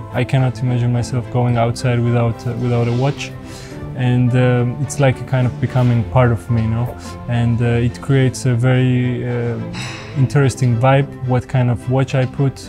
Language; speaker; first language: English; non-native, fluent; Georgian